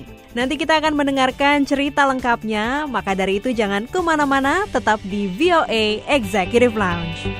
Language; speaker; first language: Indonesian; native; Indonesian